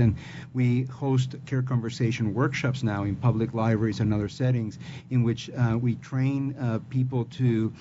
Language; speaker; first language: English; non-native, fluent; Spanish